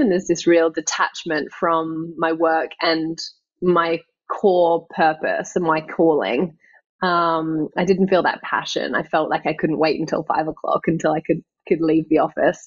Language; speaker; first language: English; native; English